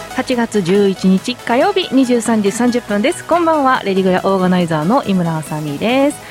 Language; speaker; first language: Japanese; native; Japanese